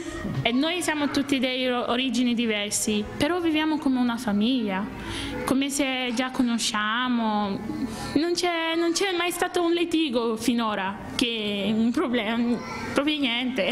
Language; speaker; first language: Italian; non-native, fluent; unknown